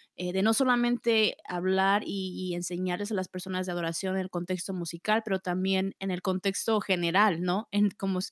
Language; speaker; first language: Spanish; early bilingual, heritage; Spanish